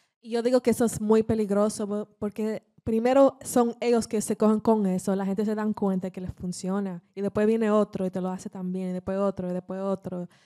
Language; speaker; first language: Spanish; early bilingual, heritage; Spanish